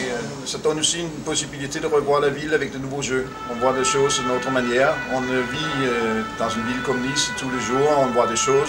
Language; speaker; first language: French; non-native, fluent; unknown